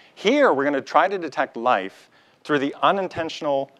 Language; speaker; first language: English; native; English